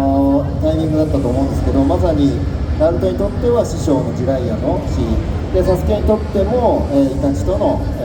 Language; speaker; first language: Japanese; native; Japanese